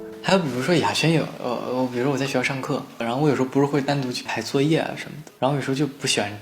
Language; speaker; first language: Chinese; native; Chinese